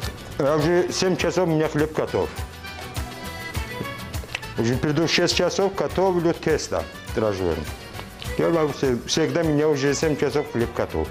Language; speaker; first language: Russian; non-native, learner; Azerbaijani